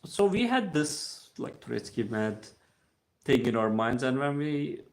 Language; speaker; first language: English; non-native, fluent; Turkish